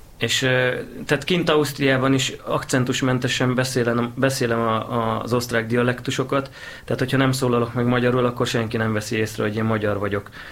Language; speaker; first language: Hungarian; native; Hungarian